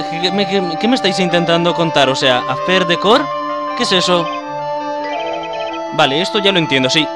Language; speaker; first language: Spanish; native; Spanish